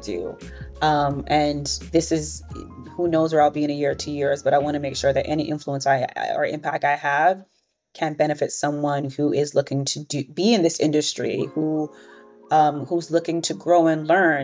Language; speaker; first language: English; native; English